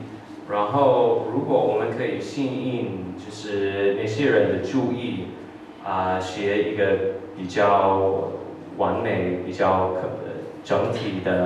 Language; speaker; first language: Chinese; early bilingual, heritage; English